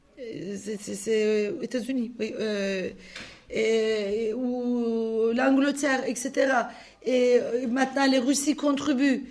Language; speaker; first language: French; non-native, fluent; Turkish